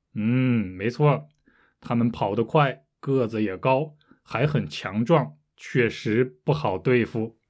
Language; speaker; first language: Chinese; native; Chinese